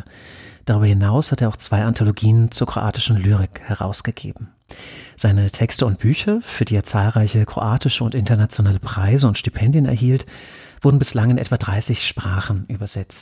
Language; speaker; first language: German; native; German